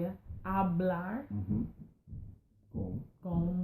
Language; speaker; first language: Spanish; non-native, learner; English